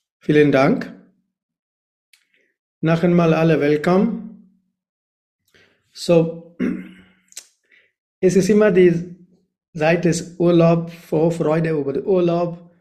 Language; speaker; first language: German; non-native, learner; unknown